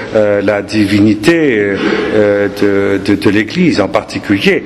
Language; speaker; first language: French; native; French